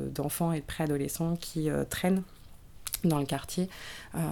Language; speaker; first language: French; native; French